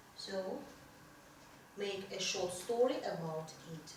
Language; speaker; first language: English; non-native, fluent; Russian